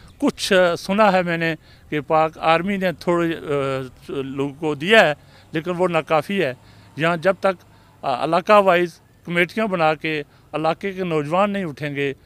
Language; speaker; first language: Urdu; non-native, local second language; Pahari-Potwari